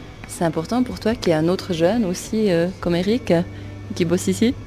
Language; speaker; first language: French; native; French